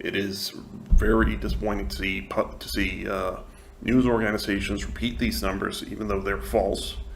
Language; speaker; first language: English; non-native, local second language; Spanish